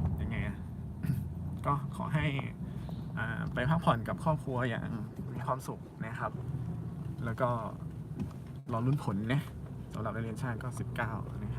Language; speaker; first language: Thai; native; Thai